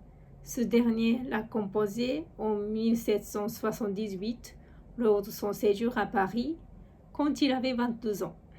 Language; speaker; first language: French; non-native, fluent; Japanese